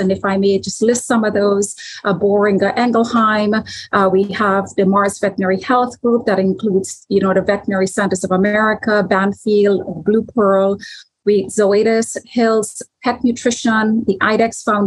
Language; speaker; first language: English; native; English